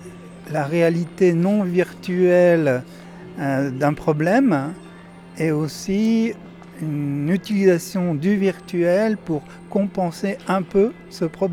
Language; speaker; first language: French; native; French